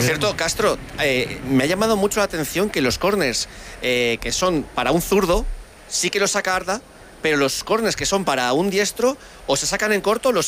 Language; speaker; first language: Spanish; native; Spanish